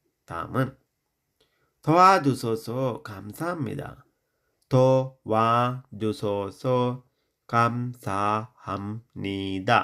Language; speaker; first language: Korean; non-native, fluent; Sinhala